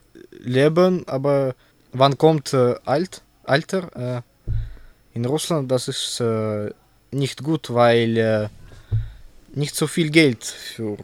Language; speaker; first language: German; non-native, learner; Russian